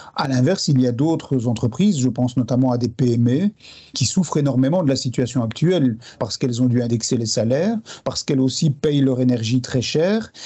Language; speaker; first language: French; native; French